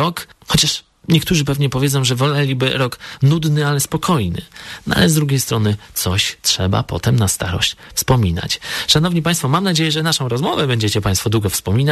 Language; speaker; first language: Polish; native; Polish